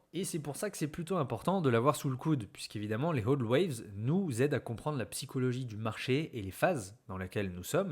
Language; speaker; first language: French; native; French